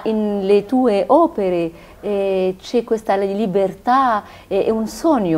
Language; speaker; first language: Italian; non-native, learner; Arabic